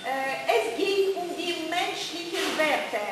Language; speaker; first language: German; non-native, fluent; Russian